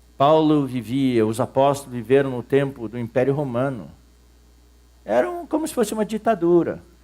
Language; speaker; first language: Portuguese; early bilingual, other home language; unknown